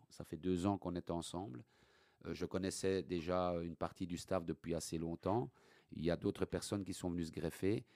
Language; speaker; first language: French; early bilingual, other home language; Italian